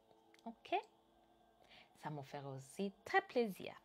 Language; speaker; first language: French; non-native, fluent; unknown